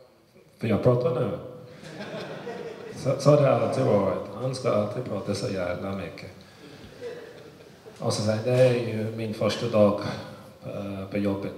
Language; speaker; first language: Swedish; early bilingual, other home language; English